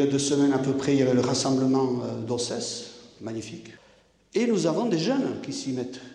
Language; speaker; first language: French; native; French